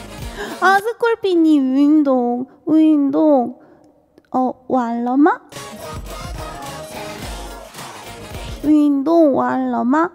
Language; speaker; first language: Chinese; non-native, learner; Korean